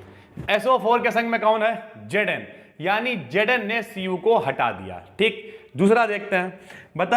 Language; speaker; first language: Hindi; native; Hindi